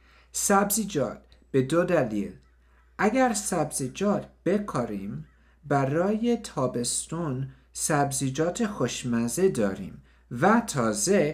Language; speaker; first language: Persian; non-native, learner; English